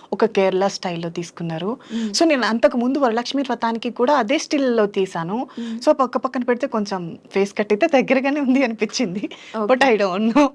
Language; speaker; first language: Telugu; native; Telugu